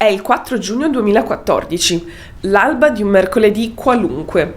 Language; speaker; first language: Italian; native; Italian